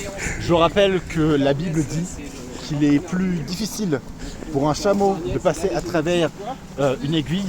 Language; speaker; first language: French; native; French